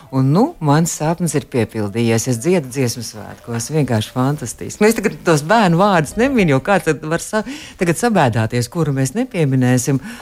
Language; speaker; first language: Latvian; native; Latvian